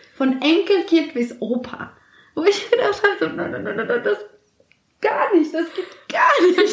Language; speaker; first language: German; non-native, fluent; Spanish